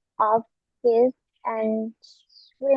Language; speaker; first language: English; non-native, learner; Vietnamese